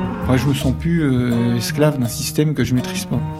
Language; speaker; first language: French; native; French